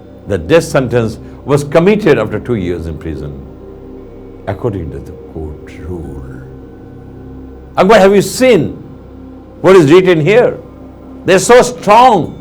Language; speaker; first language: English; non-native, local second language; Bangla